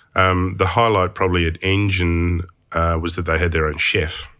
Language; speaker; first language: English; native; English